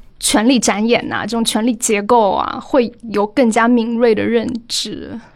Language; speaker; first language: Chinese; native; Chinese